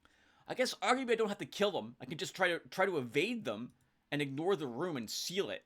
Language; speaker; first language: English; native; English